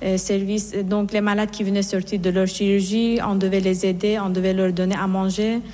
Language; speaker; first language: French; non-native, fluent; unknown